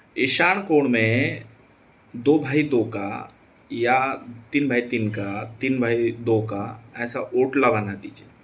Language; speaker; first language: Hindi; non-native, local second language; Marathi